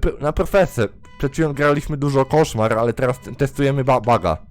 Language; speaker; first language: Polish; native; Polish